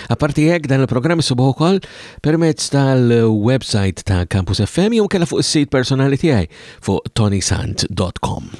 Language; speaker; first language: Maltese; native; Maltese